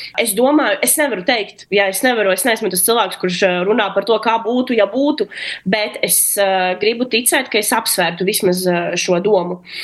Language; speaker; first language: Latvian; non-native, local second language; Russian